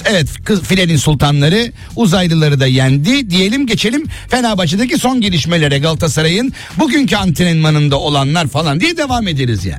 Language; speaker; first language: Turkish; native; Turkish